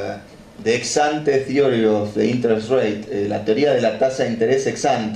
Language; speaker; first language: Spanish; native; Spanish